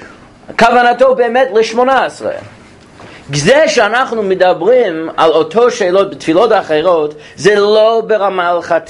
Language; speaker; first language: Hebrew; non-native, fluent; English